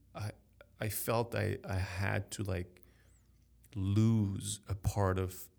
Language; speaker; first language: English; non-native, fluent; French